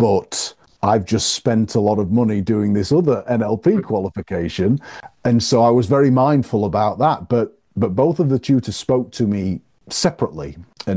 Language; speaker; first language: English; native; English